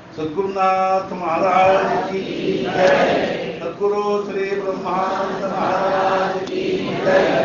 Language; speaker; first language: Hindi; non-native, local second language; Kannada